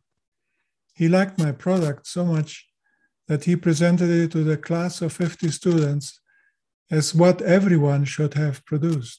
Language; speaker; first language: English; non-native, fluent; German